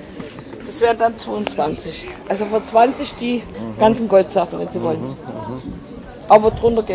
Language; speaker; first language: German; native; German